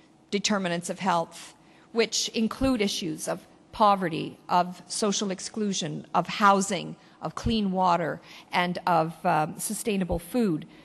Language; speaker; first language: English; native; English